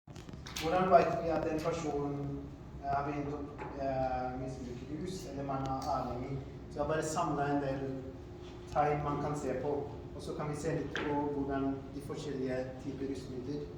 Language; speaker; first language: Norwegian; non-native, fluent; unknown